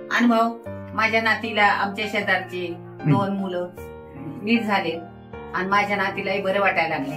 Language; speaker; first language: Marathi; native; Marathi